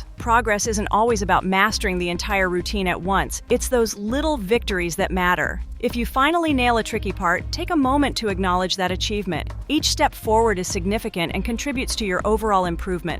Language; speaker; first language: English; non-native, fluent; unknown